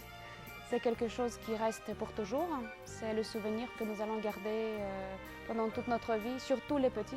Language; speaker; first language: French; non-native, local second language; Ukrainian